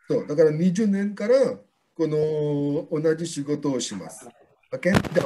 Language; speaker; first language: Japanese; non-native, learner; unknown